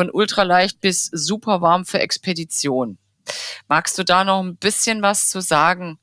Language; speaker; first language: German; native; German